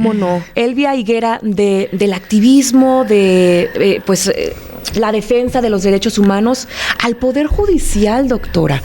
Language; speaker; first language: Spanish; native; Spanish